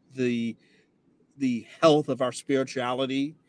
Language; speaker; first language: English; native; English